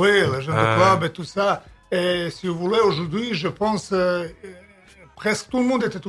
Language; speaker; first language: French; non-native, fluent; Serbian